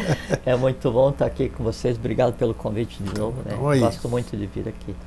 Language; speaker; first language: Portuguese; native; Portuguese